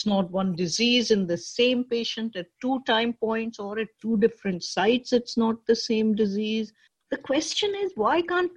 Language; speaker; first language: English; non-native, local second language; Urdu